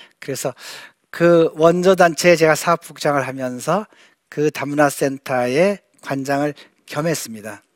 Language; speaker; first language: Korean; native; Korean